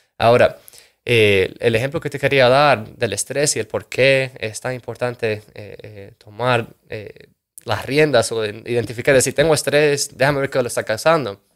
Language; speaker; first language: Spanish; native; Spanish